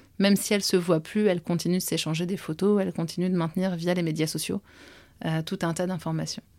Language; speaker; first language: French; native; French